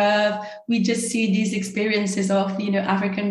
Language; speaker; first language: English; non-native, fluent; French